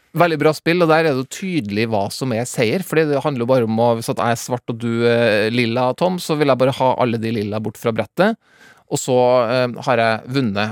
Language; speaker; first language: Norwegian; native; Norwegian